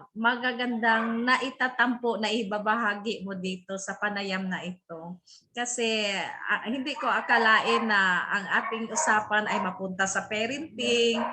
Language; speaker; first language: Filipino; native; Filipino